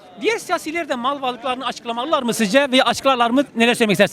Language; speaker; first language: Turkish; native; Turkish